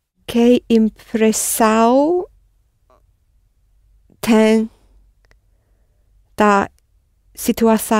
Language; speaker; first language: Portuguese; non-native, learner; English